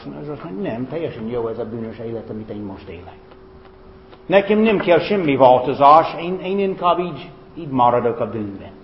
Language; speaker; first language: Hungarian; non-native, fluent; English